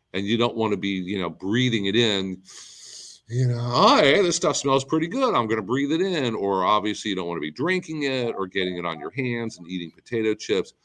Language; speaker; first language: English; native; English